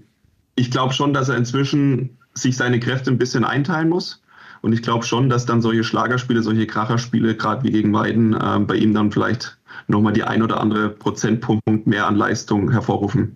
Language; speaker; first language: German; native; German